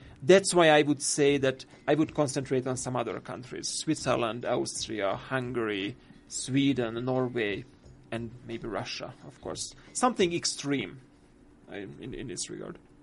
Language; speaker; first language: English; non-native, fluent; Hungarian